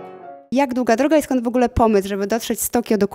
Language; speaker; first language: Polish; native; Polish